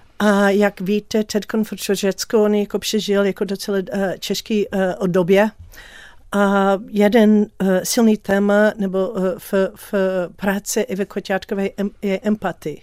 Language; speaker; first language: Czech; non-native, learner; English